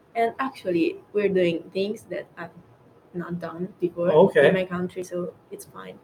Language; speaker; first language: English; non-native, fluent; Italian